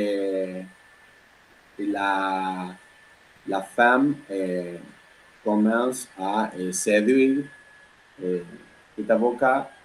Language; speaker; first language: French; non-native, learner; Spanish